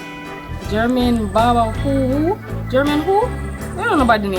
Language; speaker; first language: English; native; English